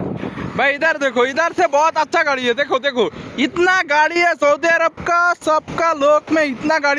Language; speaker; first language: Hindi; non-native, learner; Bangla